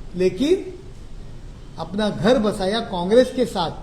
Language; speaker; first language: Hindi; non-native, local second language; Marathi